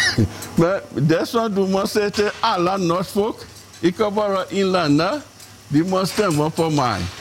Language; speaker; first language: Norwegian; non-native, learner; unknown